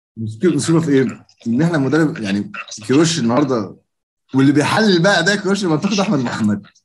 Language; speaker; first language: Arabic; native; Arabic